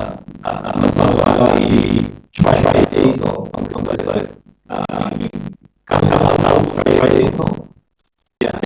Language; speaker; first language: Indonesian; non-native, learner; English